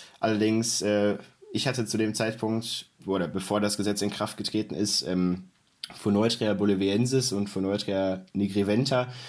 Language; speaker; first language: German; native; German